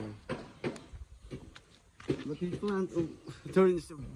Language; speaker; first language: English; non-native, learner; Cebuano